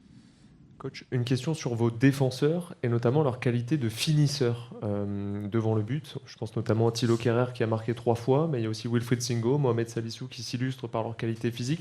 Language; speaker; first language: French; native; French